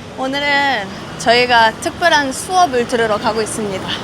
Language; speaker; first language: Korean; non-native, fluent; German